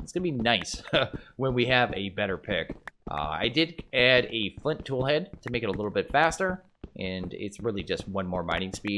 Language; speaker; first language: English; native; English